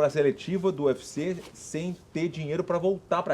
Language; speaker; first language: Portuguese; native; Portuguese